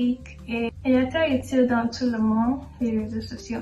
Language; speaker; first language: French; non-native, learner; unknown